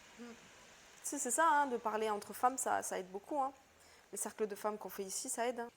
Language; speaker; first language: French; early bilingual, other home language; Portuguese